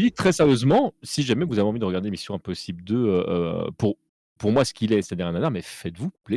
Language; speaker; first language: French; native; French